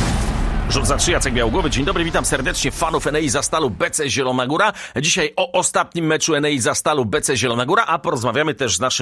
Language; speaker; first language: Polish; native; Polish